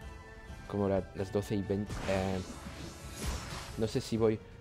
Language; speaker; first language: Spanish; non-native, learner; French